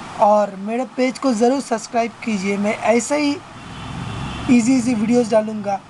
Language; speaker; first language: Hindi; non-native, local second language; Bangla